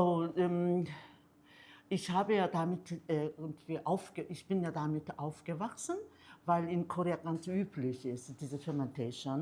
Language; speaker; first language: German; non-native, fluent; Korean